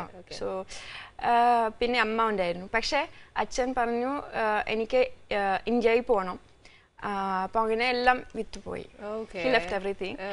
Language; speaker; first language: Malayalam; non-native, fluent; French